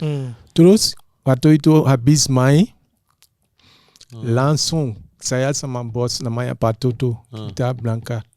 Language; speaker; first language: Indonesian; non-native, fluent; English